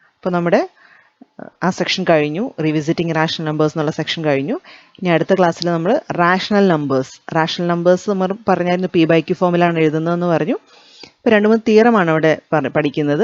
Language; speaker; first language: Malayalam; native; Malayalam